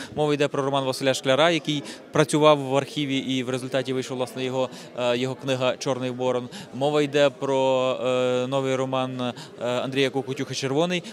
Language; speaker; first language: Ukrainian; native; Ukrainian